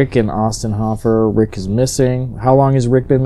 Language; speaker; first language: English; native; English